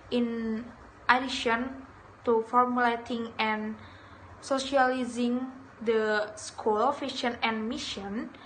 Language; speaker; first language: English; non-native, learner; Indonesian